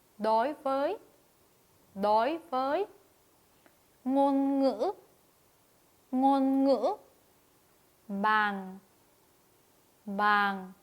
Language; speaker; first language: Vietnamese; non-native, fluent; Korean